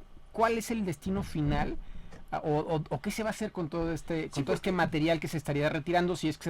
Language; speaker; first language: Spanish; native; Spanish